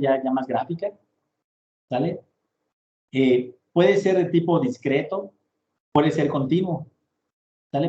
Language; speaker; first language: Spanish; native; Spanish